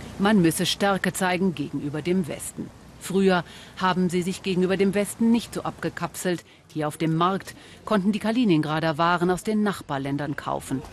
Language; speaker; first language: German; native; German